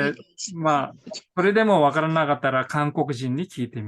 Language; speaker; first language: Japanese; non-native, fluent; Korean